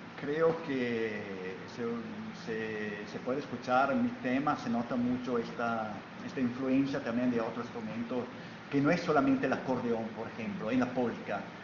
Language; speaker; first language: Spanish; non-native, fluent; Italian